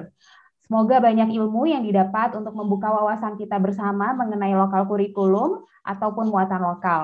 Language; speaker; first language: Indonesian; native; Indonesian